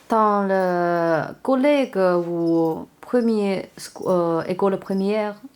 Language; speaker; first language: French; non-native, learner; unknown